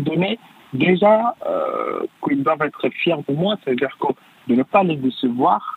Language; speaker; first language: French; non-native, fluent; Arabic